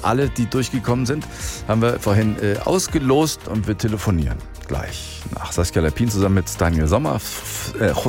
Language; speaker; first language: German; native; German